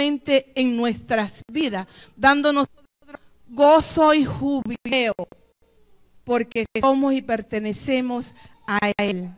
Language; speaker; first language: Spanish; native; Spanish